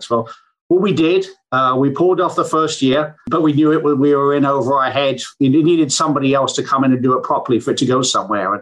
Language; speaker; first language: English; native; English